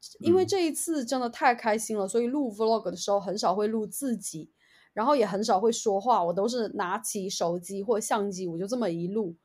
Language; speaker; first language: Chinese; native; Chinese